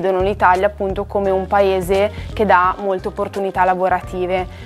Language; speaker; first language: Italian; native; Italian